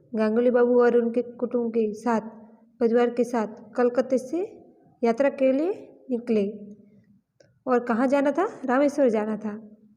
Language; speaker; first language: Hindi; non-native, local second language; Gujarati